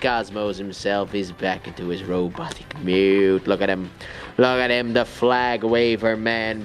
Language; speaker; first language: English; native; English